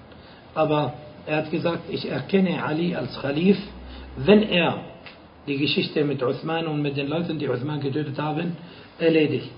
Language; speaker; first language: German; non-native, fluent; Arabic